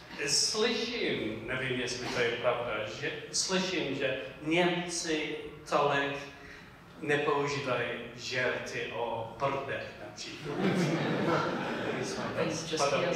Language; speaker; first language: Czech; non-native, fluent; English